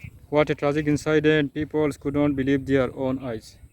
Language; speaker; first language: English; non-native, local second language; Bangla